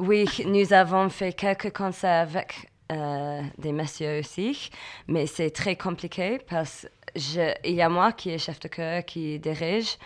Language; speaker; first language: French; non-native, learner; English